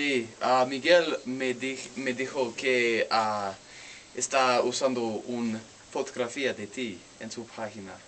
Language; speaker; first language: Spanish; non-native, learner; English